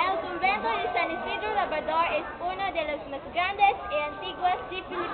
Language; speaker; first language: Spanish; non-native, learner; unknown